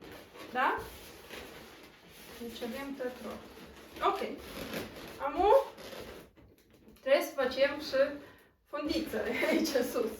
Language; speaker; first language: Romanian; non-native, local second language; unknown